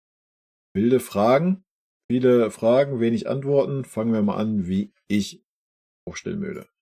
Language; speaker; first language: German; native; German